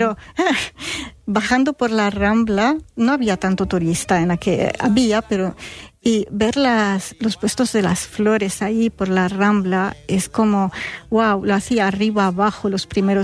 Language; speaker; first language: Spanish; non-native, fluent; Arabic